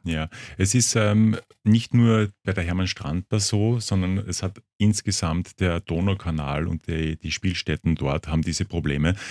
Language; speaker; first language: German; native; German